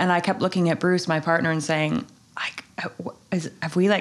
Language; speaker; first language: English; native; English